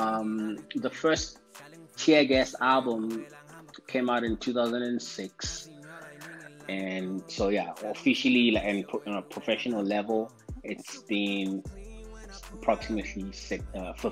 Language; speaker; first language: English; non-native, local second language; Zulu